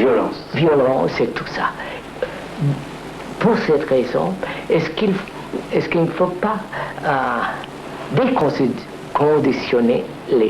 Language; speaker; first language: French; non-native, learner; Telugu